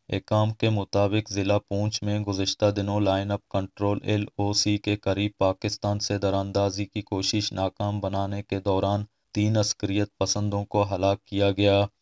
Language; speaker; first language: Urdu; non-native, local second language; Baluchi